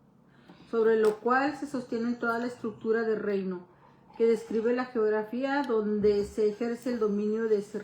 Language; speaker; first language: Spanish; native; Spanish